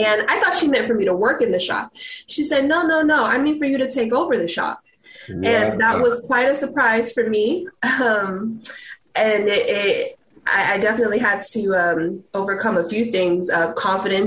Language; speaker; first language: English; native; English